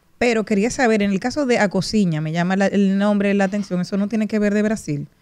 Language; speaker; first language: Spanish; native; Spanish